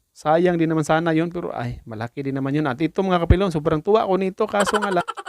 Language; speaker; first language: Filipino; non-native, local second language; Cebuano